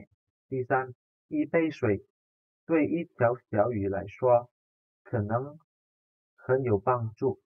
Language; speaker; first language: Chinese; non-native, fluent; Indonesian